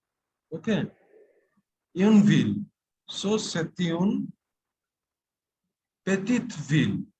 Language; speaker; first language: French; non-native, fluent; Bangla